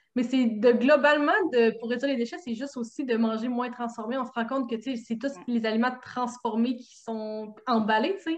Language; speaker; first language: French; native; French